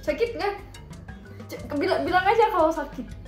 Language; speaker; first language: Indonesian; non-native, fluent; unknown